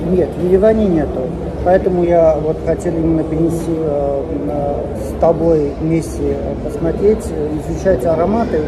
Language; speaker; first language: Russian; non-native, local second language; Armenian